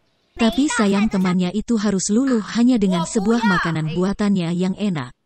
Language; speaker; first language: Indonesian; native; Indonesian